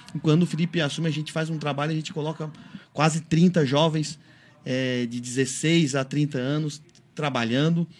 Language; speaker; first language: Portuguese; native; Portuguese